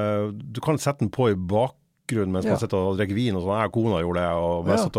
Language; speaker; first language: Norwegian; native; Norwegian